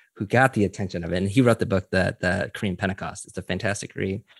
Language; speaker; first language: English; early bilingual, other home language; Korean